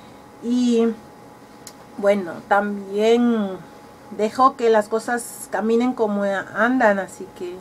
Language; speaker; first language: Spanish; early bilingual, heritage; Spanish